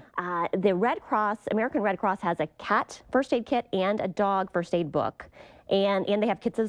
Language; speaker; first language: English; native; English